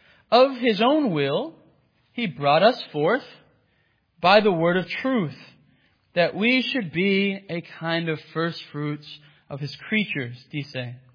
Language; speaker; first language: English; native; English